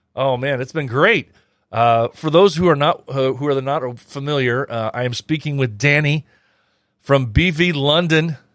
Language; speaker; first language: English; native; English